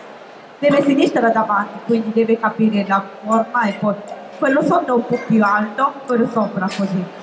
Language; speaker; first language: Italian; non-native, fluent; Japanese